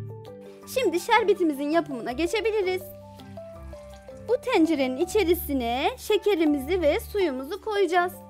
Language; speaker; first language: Turkish; native; Turkish